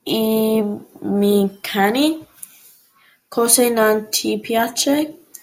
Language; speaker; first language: Italian; non-native, learner; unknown